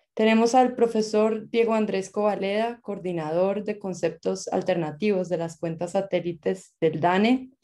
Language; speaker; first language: Spanish; native; Spanish